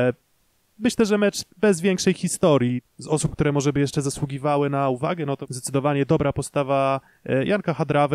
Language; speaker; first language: Polish; native; Polish